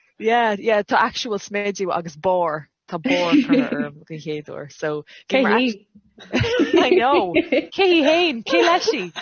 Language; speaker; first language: Irish; non-native, local second language; English